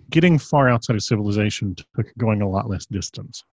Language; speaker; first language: English; native; English